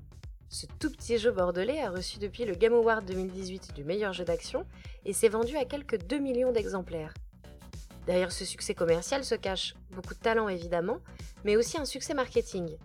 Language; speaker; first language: French; native; French